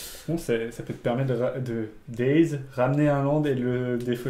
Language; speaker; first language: French; native; French